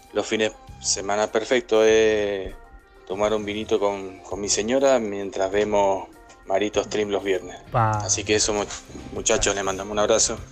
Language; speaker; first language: Spanish; native; Spanish